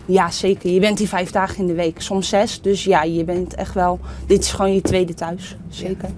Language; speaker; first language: Dutch; native; Dutch